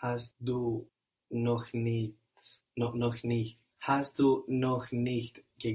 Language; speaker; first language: German; non-native, learner; English